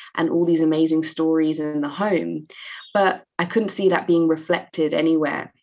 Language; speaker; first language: English; native; English